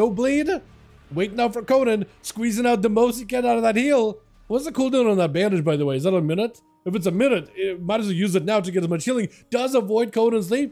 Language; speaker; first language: English; native; English